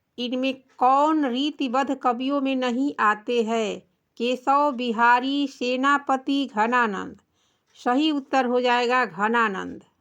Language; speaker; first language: Hindi; native; Hindi